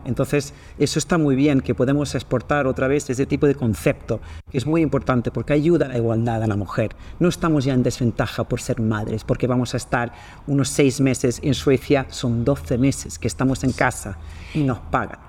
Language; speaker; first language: Spanish; non-native, fluent; Swedish